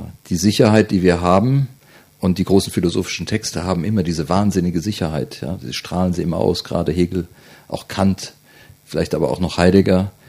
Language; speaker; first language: German; native; German